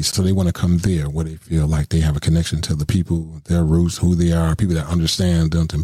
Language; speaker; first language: English; native; English